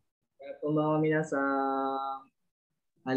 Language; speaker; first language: Japanese; non-native, fluent; Indonesian